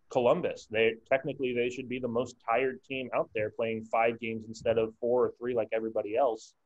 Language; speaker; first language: English; native; English